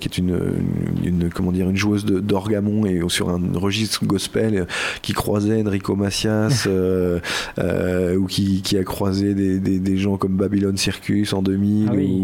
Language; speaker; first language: French; native; French